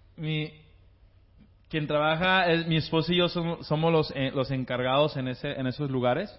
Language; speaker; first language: Spanish; native; Spanish